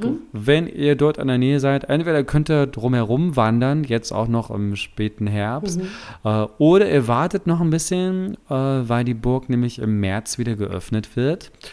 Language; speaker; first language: German; native; German